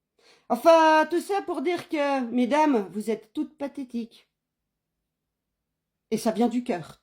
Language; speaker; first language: French; native; French